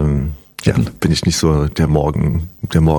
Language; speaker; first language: German; native; German